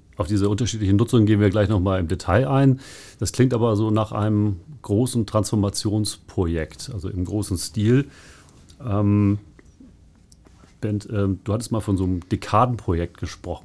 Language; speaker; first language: German; native; German